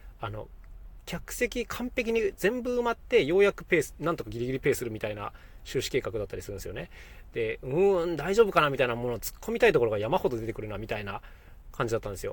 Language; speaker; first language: Japanese; native; Japanese